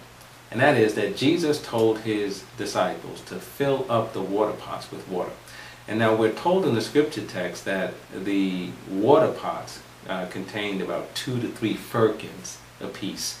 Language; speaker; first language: English; native; English